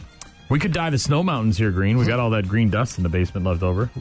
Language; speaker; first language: English; native; English